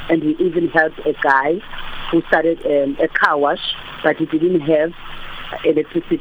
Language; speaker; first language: English; non-native, local second language; Afrikaans